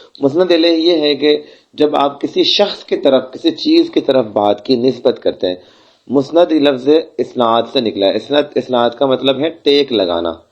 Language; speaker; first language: Urdu; non-native, local second language; Baluchi